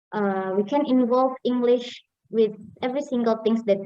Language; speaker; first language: English; non-native, fluent; Indonesian